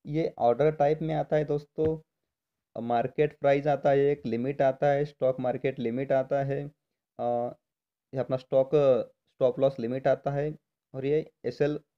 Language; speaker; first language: Hindi; non-native, local second language; Marathi